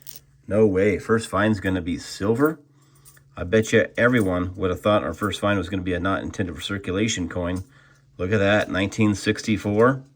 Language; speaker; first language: English; native; English